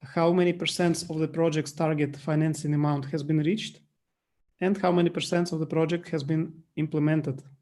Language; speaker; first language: English; non-native, fluent; Russian